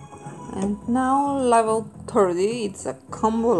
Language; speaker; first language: English; non-native, fluent; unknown